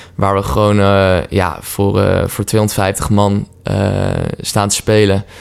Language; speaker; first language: Dutch; native; Dutch